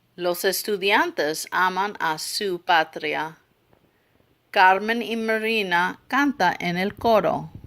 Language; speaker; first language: Spanish; non-native, learner; English